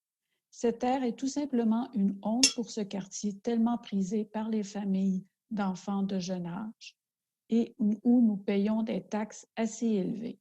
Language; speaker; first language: French; native; French